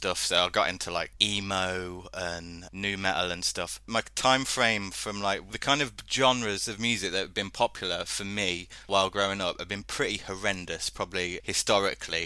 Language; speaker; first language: English; native; English